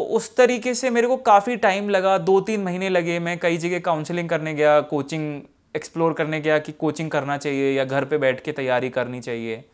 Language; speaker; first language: Hindi; native; Hindi